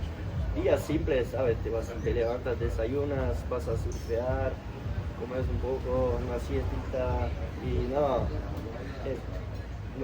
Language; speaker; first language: Spanish; non-native, fluent; French